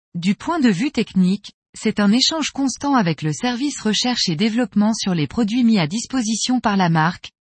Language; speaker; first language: French; native; French